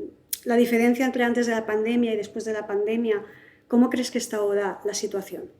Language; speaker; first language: Spanish; native; Spanish